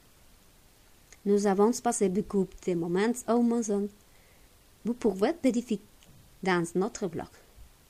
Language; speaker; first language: French; non-native, learner; Spanish